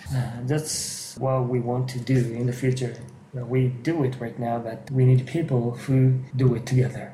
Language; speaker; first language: English; non-native, fluent; Japanese